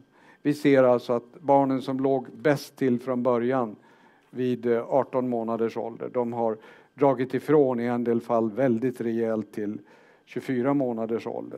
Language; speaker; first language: Swedish; native; Swedish